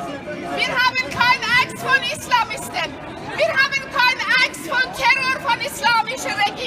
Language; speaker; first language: German; non-native, learner; Persian